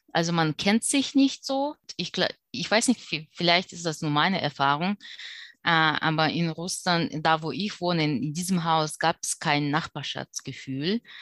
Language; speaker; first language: German; non-native, fluent; Russian